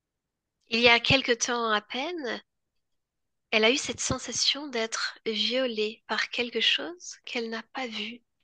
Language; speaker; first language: French; native; French